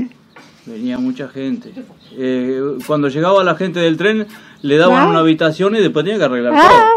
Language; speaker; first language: Spanish; native; Spanish